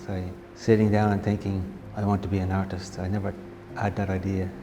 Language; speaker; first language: English; native; English